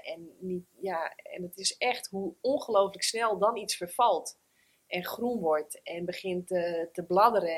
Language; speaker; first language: Dutch; native; Dutch